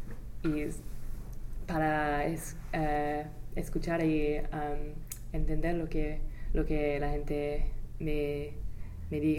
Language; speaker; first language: Spanish; non-native, fluent; English